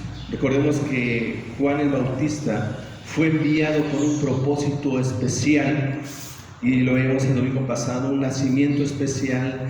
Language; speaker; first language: Spanish; native; Spanish